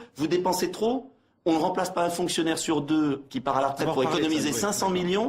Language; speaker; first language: French; native; French